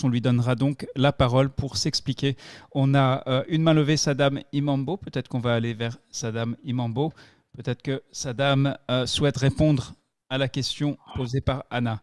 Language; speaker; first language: French; native; French